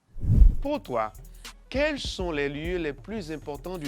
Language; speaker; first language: French; non-native, fluent; Spanish